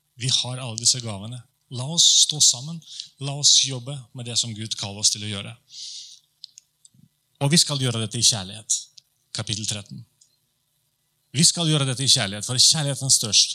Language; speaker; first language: Norwegian; non-native, fluent; Polish